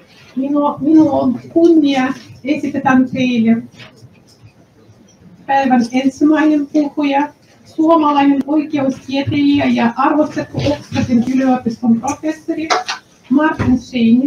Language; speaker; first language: Finnish; non-native, fluent; Russian